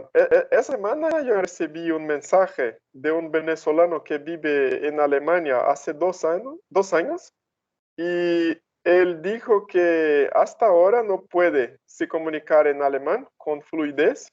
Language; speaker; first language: Spanish; non-native, fluent; Portuguese